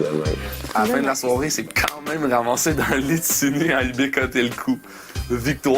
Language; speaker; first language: French; native; French